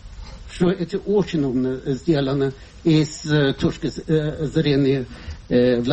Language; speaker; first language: Russian; non-native, fluent; Swedish